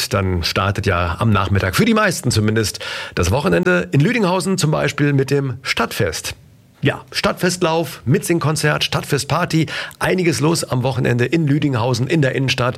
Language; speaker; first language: German; native; German